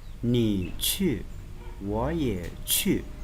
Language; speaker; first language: Chinese; non-native, learner; Lao